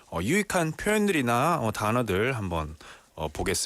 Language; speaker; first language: Korean; native; Korean